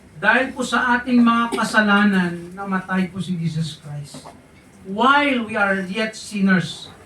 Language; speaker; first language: Filipino; non-native, local second language; Hiligaynon